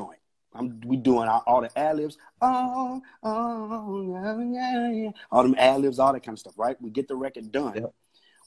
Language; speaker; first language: English; native; English